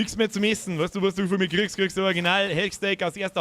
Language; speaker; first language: German; native; German